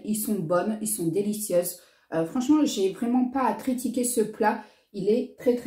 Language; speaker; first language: French; native; French